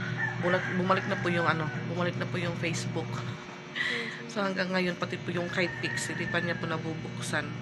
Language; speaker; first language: Filipino; native; Filipino